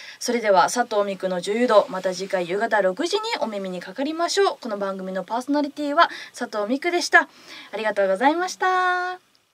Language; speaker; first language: Japanese; native; Japanese